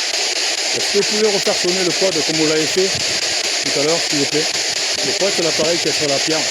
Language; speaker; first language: French; native; French